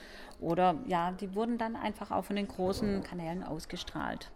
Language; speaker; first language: German; native; German